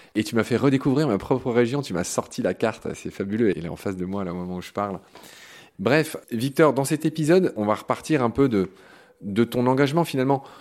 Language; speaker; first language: French; native; French